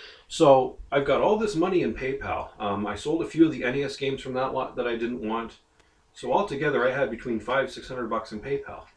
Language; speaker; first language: English; native; English